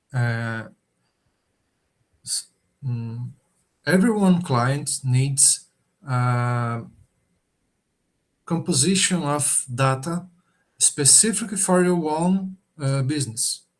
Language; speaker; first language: English; non-native, learner; Portuguese